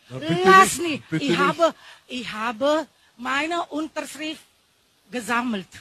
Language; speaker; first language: German; non-native, learner; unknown